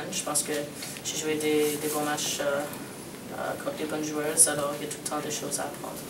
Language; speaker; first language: French; non-native, local second language; English